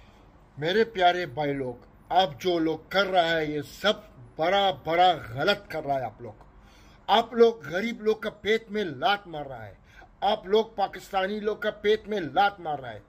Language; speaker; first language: Hindi; non-native, learner; Arabic